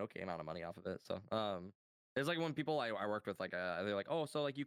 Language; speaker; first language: English; native; English